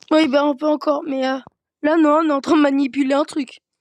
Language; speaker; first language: French; native; French